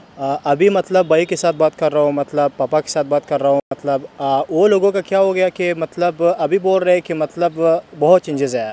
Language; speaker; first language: Hindi; non-native, fluent; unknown